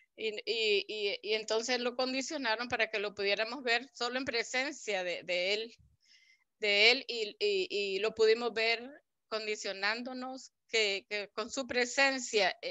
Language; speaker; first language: Spanish; native; Spanish